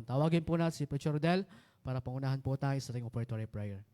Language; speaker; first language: Filipino; native; Filipino